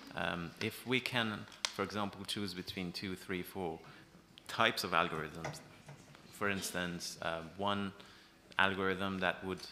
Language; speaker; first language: English; non-native, fluent; Persian